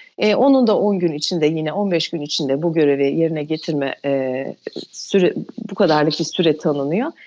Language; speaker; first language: Turkish; non-native, local second language; Albanian